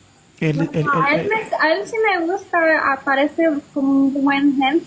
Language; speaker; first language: Spanish; early bilingual, heritage; Spanish